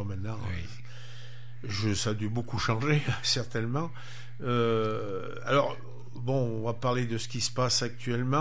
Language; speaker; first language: French; native; French